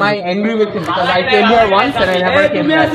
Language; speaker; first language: English; non-native, local second language; Bangla